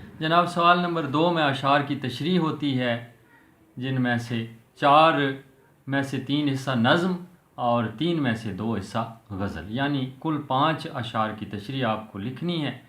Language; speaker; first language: Urdu; non-native, local second language; Punjabi